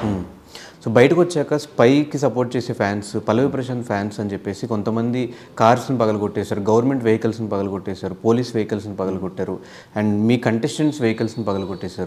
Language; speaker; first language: Telugu; native; Telugu